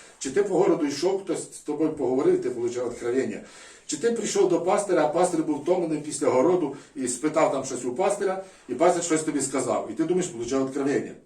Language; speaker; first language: Ukrainian; non-native, local second language; Russian